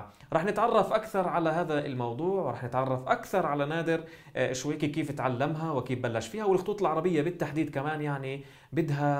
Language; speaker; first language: Arabic; native; Arabic